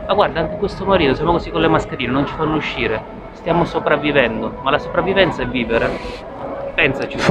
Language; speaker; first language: Italian; native; Italian